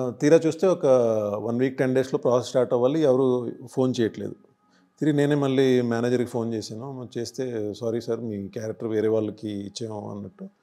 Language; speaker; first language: Telugu; non-native, local second language; Hindi